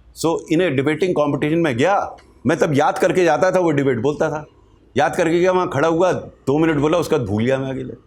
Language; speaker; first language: Hindi; native; Hindi